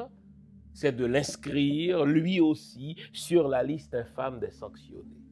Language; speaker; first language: French; non-native, local second language; Haitian Creole